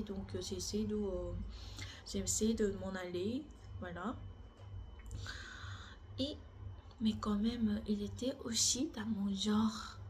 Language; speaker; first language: French; non-native, learner; Korean